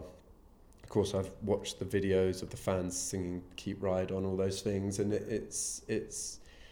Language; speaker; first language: English; native; English